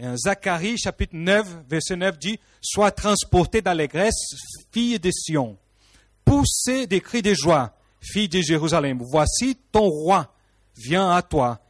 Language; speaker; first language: French; non-native, fluent; Portuguese